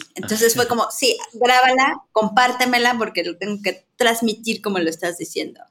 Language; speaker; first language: Spanish; native; Spanish